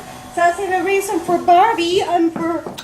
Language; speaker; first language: French; non-native, learner; English